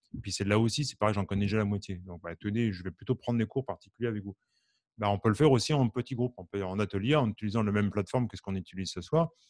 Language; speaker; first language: French; native; French